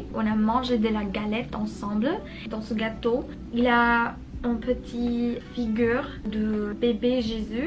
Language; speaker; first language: French; non-native, learner; Spanish